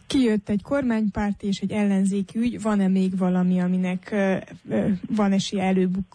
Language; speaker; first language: Hungarian; native; Hungarian